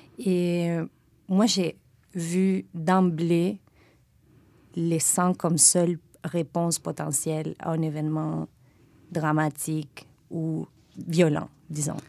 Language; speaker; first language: French; non-native, fluent; Spanish